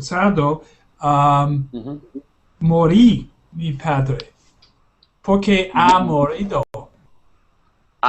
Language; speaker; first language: Spanish; non-native, learner; English